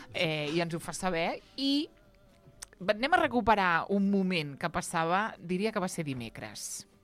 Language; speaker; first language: Catalan; native; Catalan